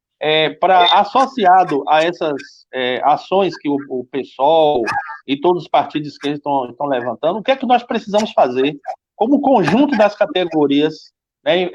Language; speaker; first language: Portuguese; native; Portuguese